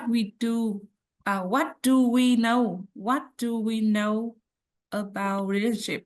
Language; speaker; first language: English; non-native, learner; Vietnamese